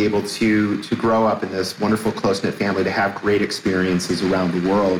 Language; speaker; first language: English; native; English